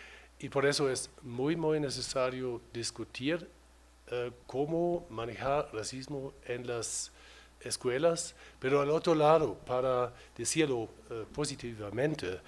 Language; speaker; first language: Spanish; non-native, fluent; German